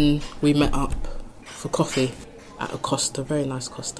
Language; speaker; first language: English; native; English